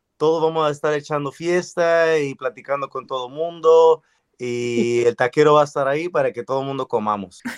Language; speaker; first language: Spanish; early bilingual, other home language; English